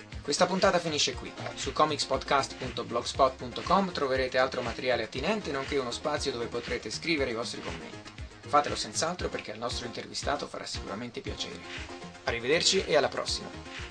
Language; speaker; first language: Italian; native; Italian